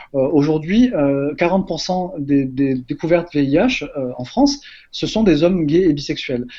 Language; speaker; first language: French; native; French